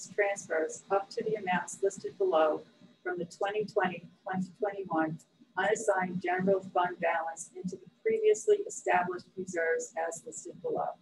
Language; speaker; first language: English; native; English